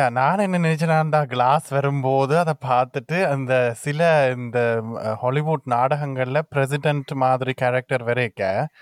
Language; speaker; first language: Tamil; native; Tamil